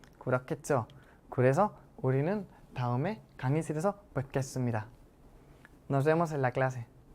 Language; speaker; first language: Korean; non-native, fluent; Spanish